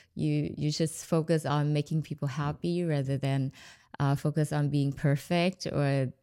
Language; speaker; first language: English; non-native, fluent; Vietnamese